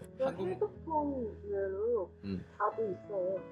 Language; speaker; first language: Korean; non-native, learner; Chinese